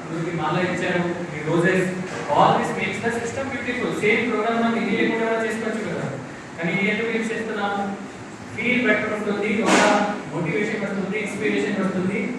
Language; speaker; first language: Telugu; non-native, fluent; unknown